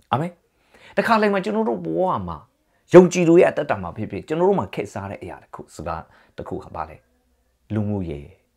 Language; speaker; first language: Burmese; native; Burmese